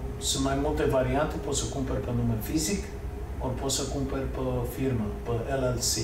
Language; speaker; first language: Romanian; early bilingual, heritage; Romanian